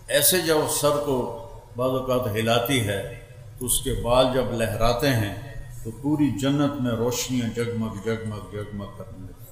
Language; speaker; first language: Urdu; non-native, local second language; Punjabi